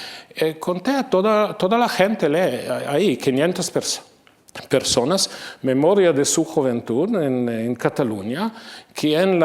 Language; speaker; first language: Spanish; non-native, fluent; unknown